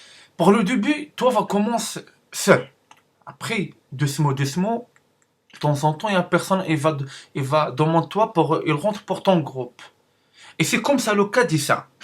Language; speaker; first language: French; non-native, learner; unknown